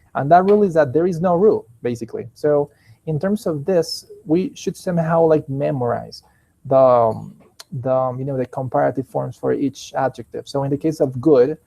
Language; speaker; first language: English; non-native, fluent; Spanish